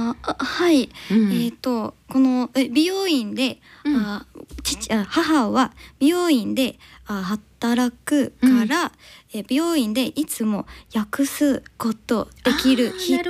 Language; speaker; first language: Japanese; non-native, learner; English